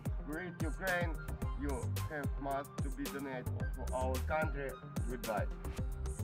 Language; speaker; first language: English; non-native, learner; Ukrainian